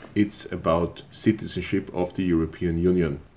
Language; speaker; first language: English; non-native, fluent; German